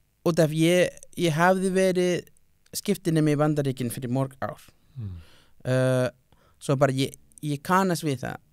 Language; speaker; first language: Icelandic; non-native, learner; Spanish